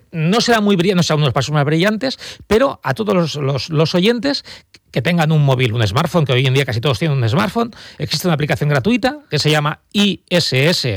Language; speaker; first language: Spanish; native; Spanish